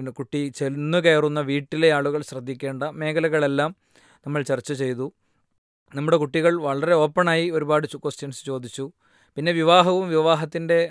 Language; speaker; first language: Malayalam; native; Malayalam